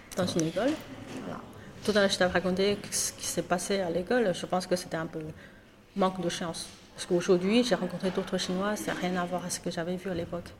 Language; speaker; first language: French; non-native, fluent; Chinese